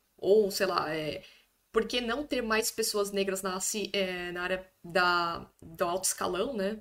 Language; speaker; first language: Portuguese; native; Portuguese